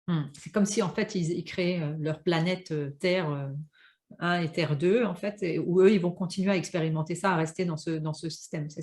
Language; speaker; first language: French; native; French